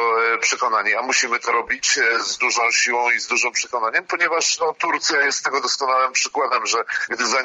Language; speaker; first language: Polish; native; Polish